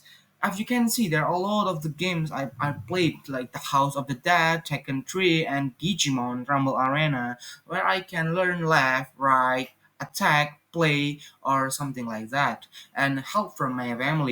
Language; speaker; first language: English; non-native, fluent; Indonesian